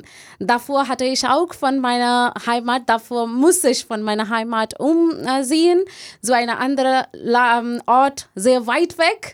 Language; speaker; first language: German; non-native, learner; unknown